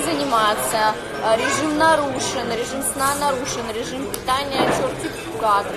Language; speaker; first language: Russian; native; Russian